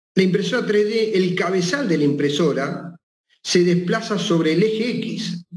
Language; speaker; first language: Spanish; native; Spanish